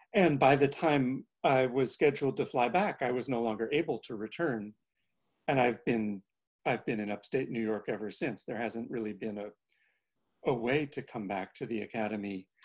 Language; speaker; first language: English; native; English